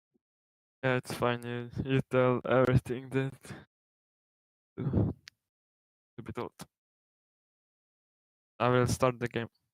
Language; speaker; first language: English; non-native, learner; Slovenian